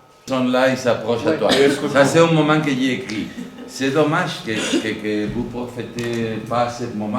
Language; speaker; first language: French; non-native, learner; Spanish